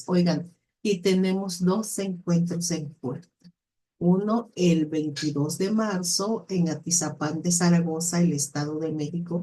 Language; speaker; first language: Spanish; native; Spanish